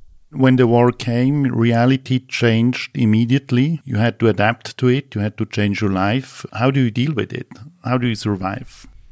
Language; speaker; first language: English; non-native, fluent; German